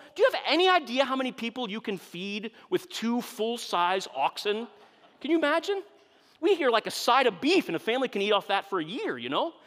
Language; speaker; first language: English; native; English